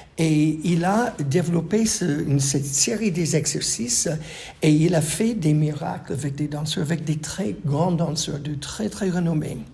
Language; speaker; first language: French; non-native, fluent; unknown